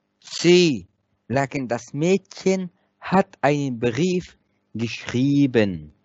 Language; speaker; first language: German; non-native, fluent; Arabic